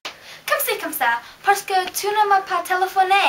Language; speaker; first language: French; non-native, learner; English